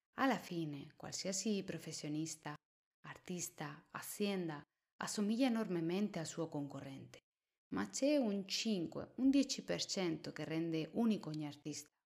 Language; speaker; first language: Italian; non-native, fluent; Spanish